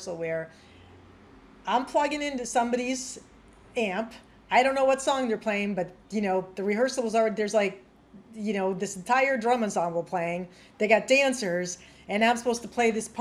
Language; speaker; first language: English; native; English